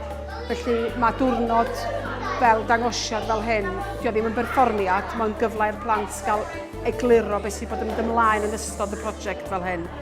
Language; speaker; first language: Welsh; native; Welsh